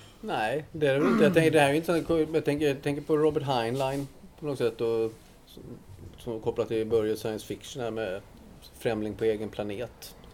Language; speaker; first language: Swedish; native; Swedish